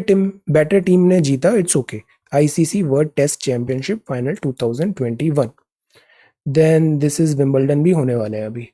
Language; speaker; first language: Hindi; native; Hindi